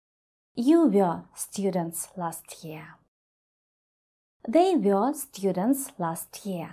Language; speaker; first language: English; non-native, fluent; Russian